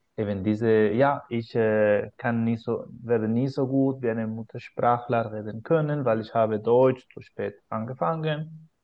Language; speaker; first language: German; non-native, fluent; Spanish